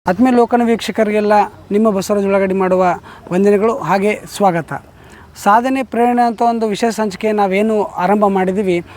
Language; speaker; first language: Kannada; native; Kannada